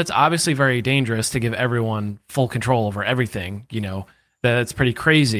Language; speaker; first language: English; native; English